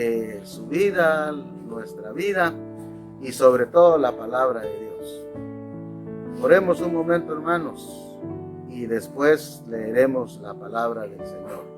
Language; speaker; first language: Spanish; native; Spanish